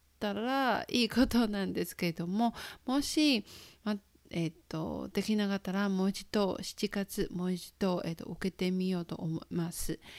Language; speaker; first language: Japanese; non-native, fluent; Chinese